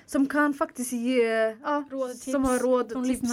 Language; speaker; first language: Swedish; non-native, fluent; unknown